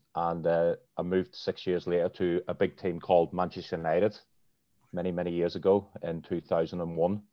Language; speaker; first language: English; native; English